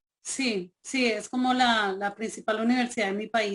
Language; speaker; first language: Spanish; native; Spanish